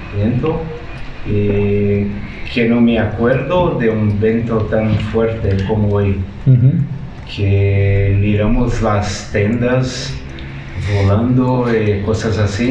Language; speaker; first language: Spanish; non-native, learner; Portuguese